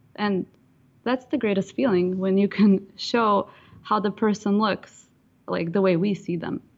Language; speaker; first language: English; non-native, fluent; Russian